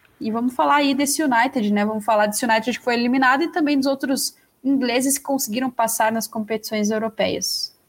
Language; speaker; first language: Portuguese; native; Portuguese